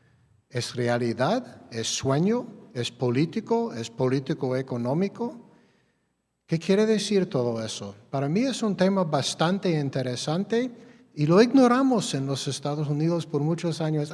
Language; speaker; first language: Spanish; non-native, fluent; English